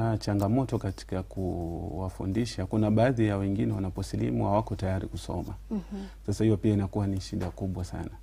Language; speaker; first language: Swahili; non-native, local second language; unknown